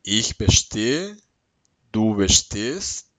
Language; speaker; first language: German; non-native, fluent; Spanish